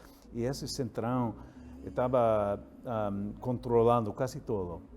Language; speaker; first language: Spanish; non-native, fluent; English